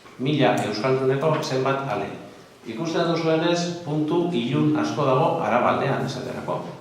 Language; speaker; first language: Basque; non-native, local second language; Spanish